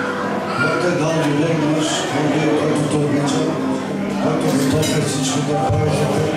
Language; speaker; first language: Bulgarian; non-native, fluent; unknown